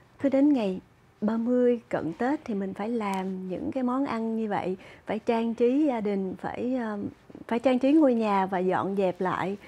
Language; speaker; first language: Vietnamese; native; Vietnamese